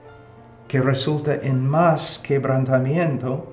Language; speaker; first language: Spanish; non-native, fluent; English